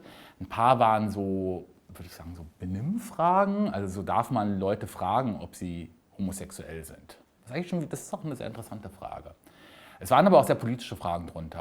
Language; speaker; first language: German; native; German